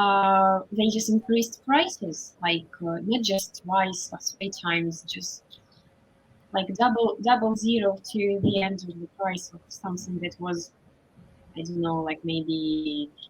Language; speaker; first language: English; non-native, fluent; Russian